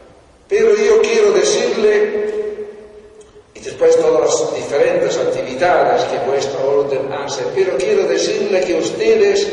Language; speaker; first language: Spanish; non-native, fluent; Italian